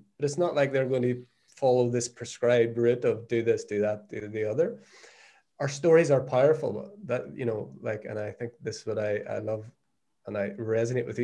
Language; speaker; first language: English; native; English